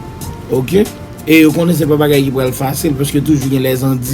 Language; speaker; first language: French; non-native, local second language; Haitian Creole